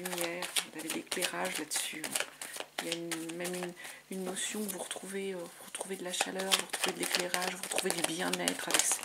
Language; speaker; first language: French; native; French